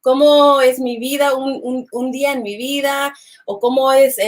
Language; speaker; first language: Spanish; early bilingual, heritage; Spanish